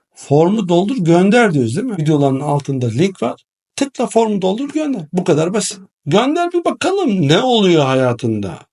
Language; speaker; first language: Turkish; native; Turkish